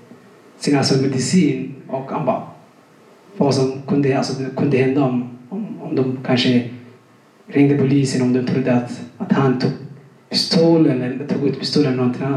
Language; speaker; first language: Swedish; non-native, fluent; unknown